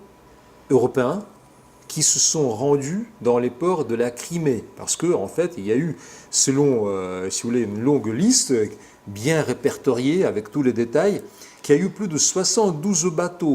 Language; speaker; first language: French; non-native, fluent; Russian